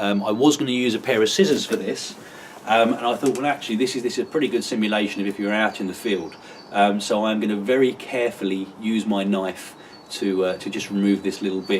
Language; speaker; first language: English; native; English